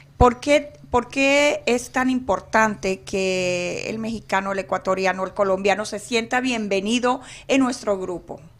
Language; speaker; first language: Spanish; native; Spanish